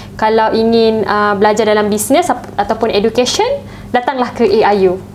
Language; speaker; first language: Malay; native; Malay